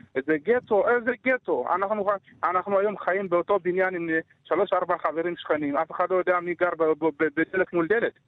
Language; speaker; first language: Hebrew; early bilingual, other home language; Amharic